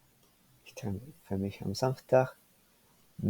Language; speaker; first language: German; non-native, fluent; Spanish